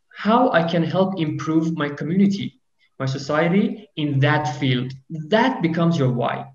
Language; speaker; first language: English; non-native, fluent; Persian